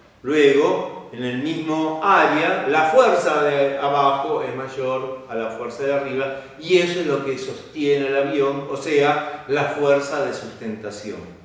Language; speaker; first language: Spanish; native; Spanish